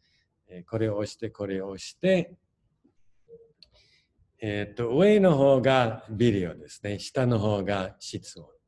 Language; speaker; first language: Japanese; non-native, fluent; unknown